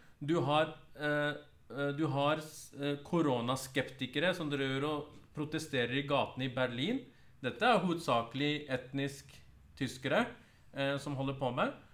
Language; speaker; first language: Norwegian; early bilingual, other home language; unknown